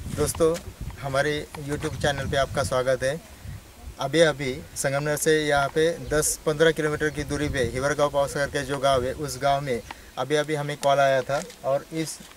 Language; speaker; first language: Hindi; non-native, local second language; Marathi